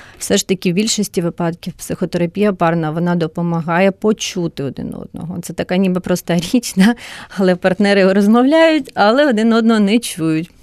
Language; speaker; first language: Ukrainian; non-native, local second language; Russian